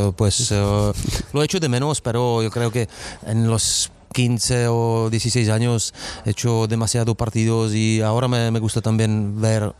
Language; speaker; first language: Spanish; non-native, fluent; Czech